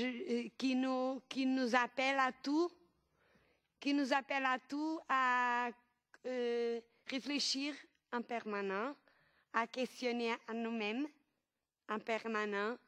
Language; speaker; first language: French; non-native, fluent; Portuguese